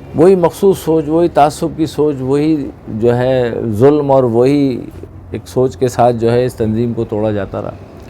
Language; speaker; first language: Urdu; native; Urdu